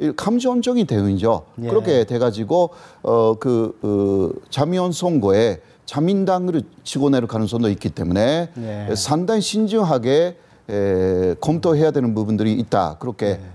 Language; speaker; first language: Korean; non-native, fluent; Japanese